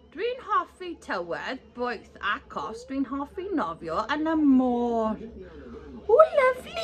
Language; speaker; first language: Welsh; non-native, local second language; English